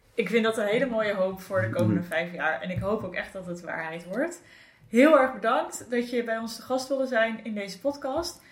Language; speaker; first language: Dutch; native; Dutch